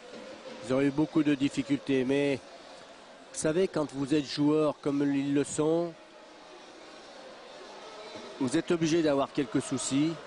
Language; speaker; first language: French; native; French